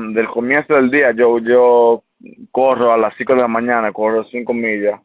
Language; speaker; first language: Spanish; early bilingual, heritage; English